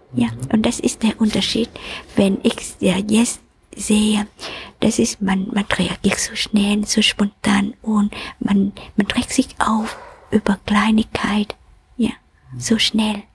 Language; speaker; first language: German; non-native, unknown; Vietnamese